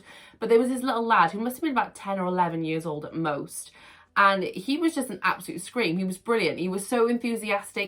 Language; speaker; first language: English; native; English